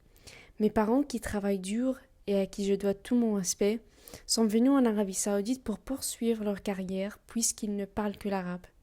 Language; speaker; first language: French; non-native, learner; Arabic